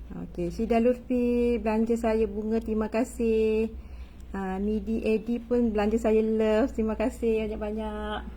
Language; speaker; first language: Malay; native; Malay